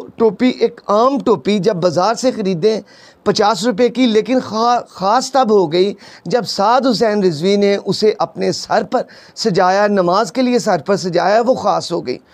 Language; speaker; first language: Urdu; non-native, local second language; Punjabi